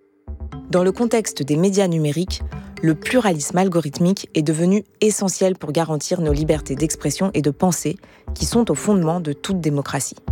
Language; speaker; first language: French; native; French